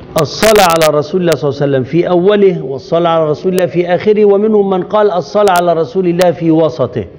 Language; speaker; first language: Arabic; native; Arabic